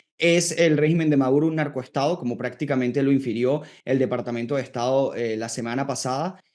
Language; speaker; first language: Spanish; native; Spanish